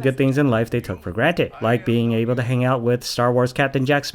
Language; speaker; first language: English; native; English